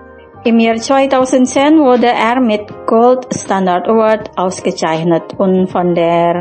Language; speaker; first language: German; non-native, fluent; Indonesian